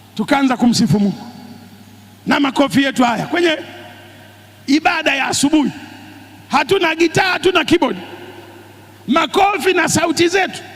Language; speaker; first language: Swahili; native; Swahili